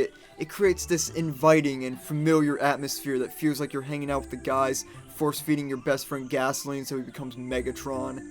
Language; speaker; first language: English; native; English